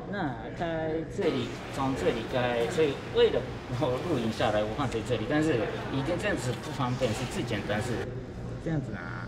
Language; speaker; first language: Chinese; non-native, learner; Japanese